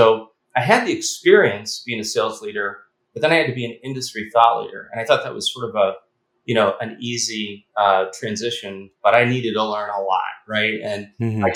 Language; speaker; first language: English; native; English